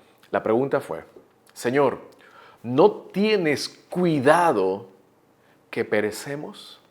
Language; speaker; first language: Spanish; native; Spanish